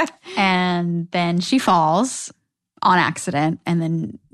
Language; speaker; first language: English; native; English